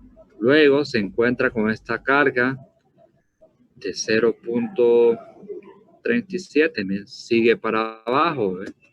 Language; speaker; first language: Spanish; native; Spanish